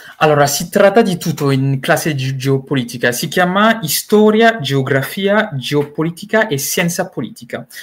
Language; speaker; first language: Italian; non-native, learner; Malagasy